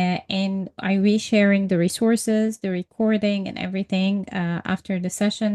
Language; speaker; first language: English; non-native, fluent; Arabic